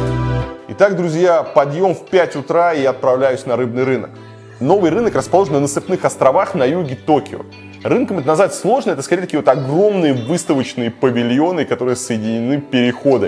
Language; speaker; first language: Russian; native; Russian